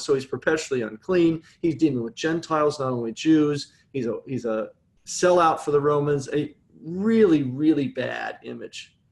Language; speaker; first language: English; native; English